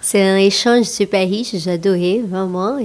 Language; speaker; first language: French; non-native, fluent; Portuguese